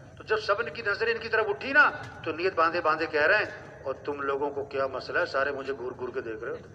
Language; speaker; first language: Urdu; non-native, local second language; Pashto